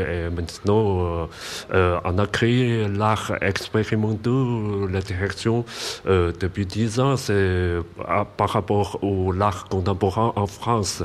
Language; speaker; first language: French; non-native, learner; Chinese